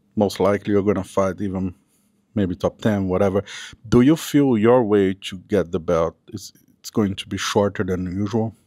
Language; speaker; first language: English; non-native, fluent; Portuguese